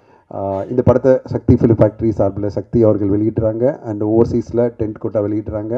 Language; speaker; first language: Tamil; native; Tamil